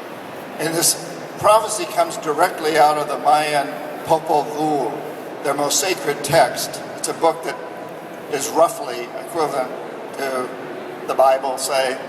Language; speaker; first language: English; native; English